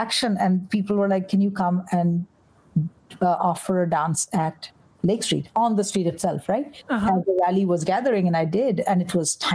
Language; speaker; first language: English; non-native, local second language; Bangla